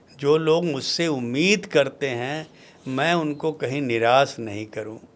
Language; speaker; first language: Hindi; non-native, local second language; Bhojpuri